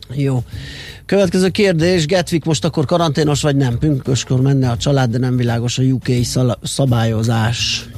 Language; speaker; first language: Hungarian; native; Hungarian